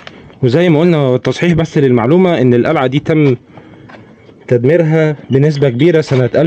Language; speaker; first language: Arabic; native; Arabic